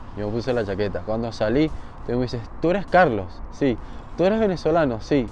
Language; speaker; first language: Spanish; native; Spanish